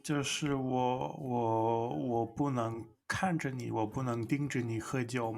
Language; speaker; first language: Chinese; non-native, fluent; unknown